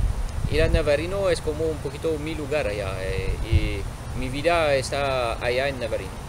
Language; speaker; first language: Spanish; non-native, fluent; French